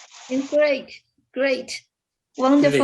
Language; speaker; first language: English; non-native, fluent; Chinese